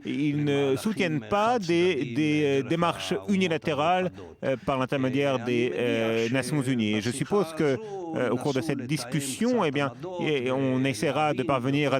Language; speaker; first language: French; non-native, fluent; Hebrew